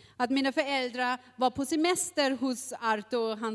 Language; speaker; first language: Swedish; non-native, learner; German